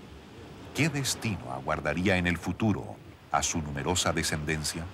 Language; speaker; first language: Spanish; native; Spanish